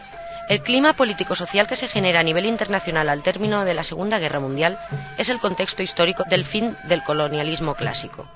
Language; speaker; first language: Spanish; native; Spanish